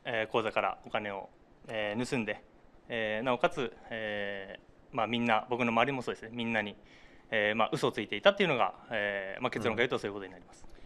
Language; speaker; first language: Japanese; native; Japanese